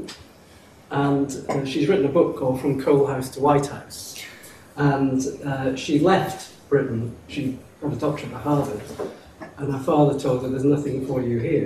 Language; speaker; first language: English; native; English